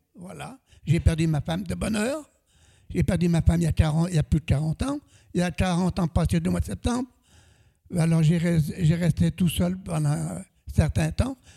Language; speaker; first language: French; native; French